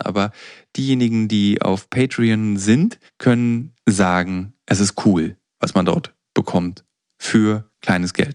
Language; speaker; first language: German; native; German